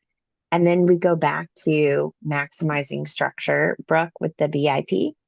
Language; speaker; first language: English; native; English